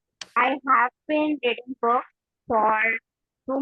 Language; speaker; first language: English; non-native, learner; Urdu